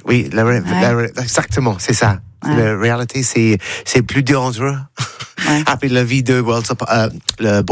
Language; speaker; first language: French; non-native, learner; English